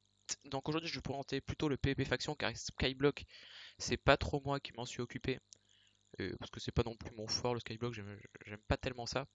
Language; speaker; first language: French; native; French